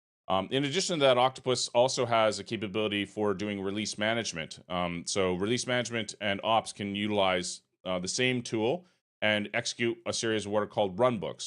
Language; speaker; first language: English; native; English